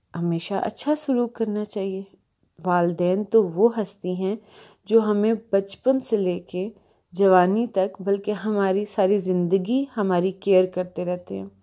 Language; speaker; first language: Urdu; native; Urdu